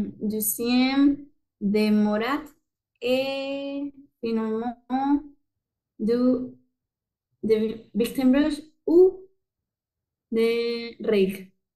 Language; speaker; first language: French; non-native, learner; Spanish